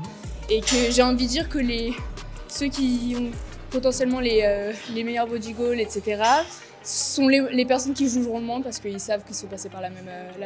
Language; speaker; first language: French; native; French